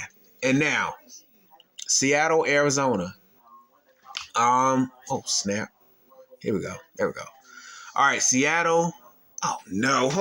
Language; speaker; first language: English; native; English